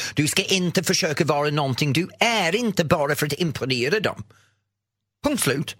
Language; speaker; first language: Swedish; non-native, fluent; English